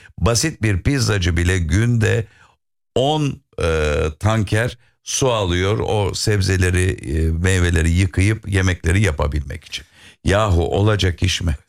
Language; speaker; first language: Turkish; native; Turkish